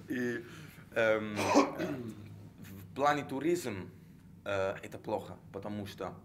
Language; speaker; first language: Russian; non-native, learner; Italian